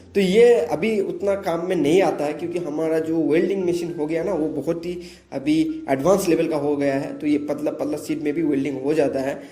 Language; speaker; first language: Hindi; non-native, local second language; Bangla